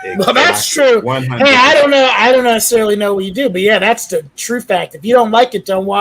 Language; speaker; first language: English; native; English